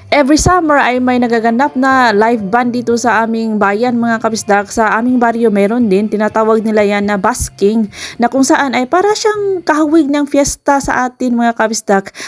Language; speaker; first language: Filipino; non-native, local second language; Cebuano